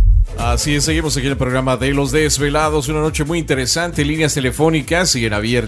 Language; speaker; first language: Spanish; native; Spanish